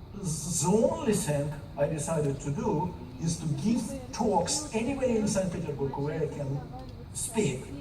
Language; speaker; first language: English; non-native, fluent; Russian